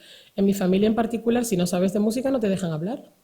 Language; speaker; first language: Spanish; native; Spanish